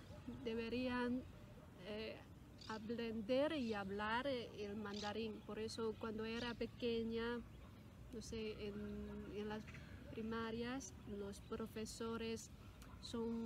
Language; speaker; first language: Spanish; non-native, fluent; Cantonese